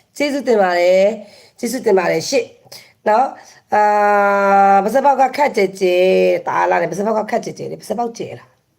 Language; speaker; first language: Burmese; native; Burmese